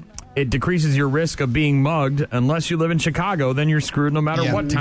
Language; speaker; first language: English; native; English